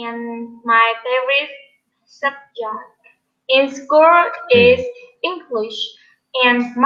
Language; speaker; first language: English; non-native, learner; Vietnamese